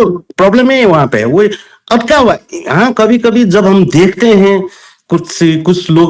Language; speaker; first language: Hindi; non-native, local second language; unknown